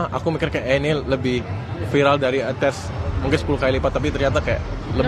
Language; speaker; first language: Indonesian; native; Indonesian